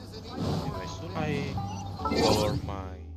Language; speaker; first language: English; non-native, learner; Indonesian